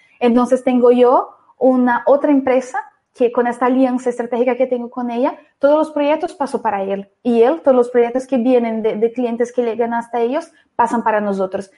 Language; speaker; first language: Spanish; non-native, fluent; Portuguese